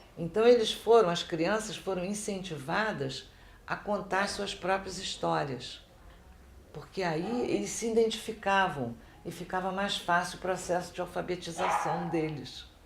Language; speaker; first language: Portuguese; native; Portuguese